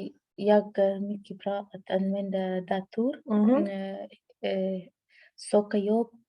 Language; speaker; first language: Swedish; non-native, learner; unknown